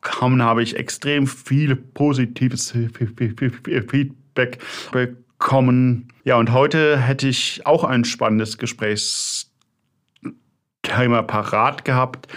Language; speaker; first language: German; native; German